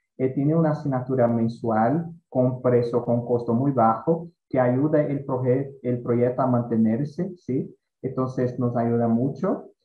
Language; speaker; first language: Spanish; non-native, fluent; Portuguese